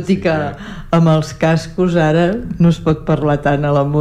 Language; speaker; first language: Catalan; native; Catalan